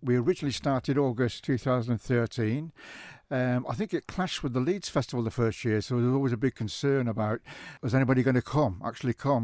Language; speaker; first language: English; native; English